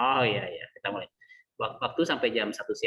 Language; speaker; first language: Indonesian; native; Indonesian